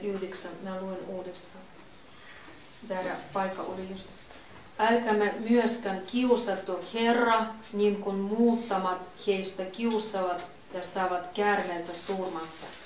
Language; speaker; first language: Finnish; non-native, fluent; Russian